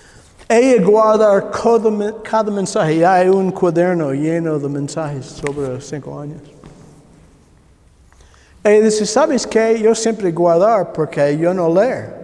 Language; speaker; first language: Spanish; non-native, learner; English